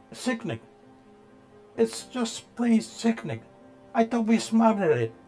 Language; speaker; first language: English; non-native, fluent; Polish